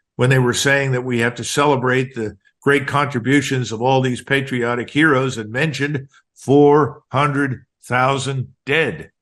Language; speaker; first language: English; native; English